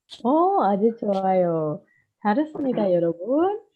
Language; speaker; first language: Korean; non-native, fluent; Indonesian